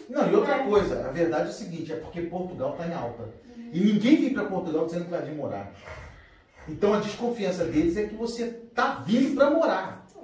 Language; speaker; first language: Portuguese; native; Portuguese